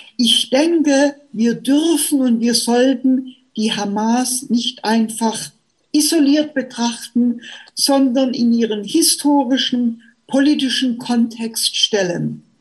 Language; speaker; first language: German; native; German